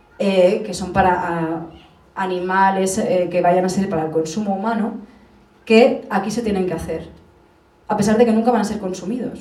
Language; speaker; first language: Spanish; native; Spanish